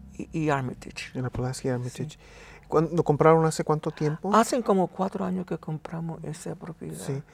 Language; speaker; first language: Spanish; native; Spanish